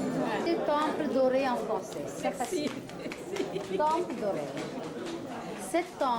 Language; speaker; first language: French; non-native, fluent; Nepali